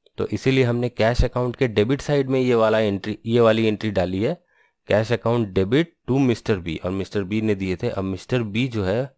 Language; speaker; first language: Hindi; non-native, local second language; Bangla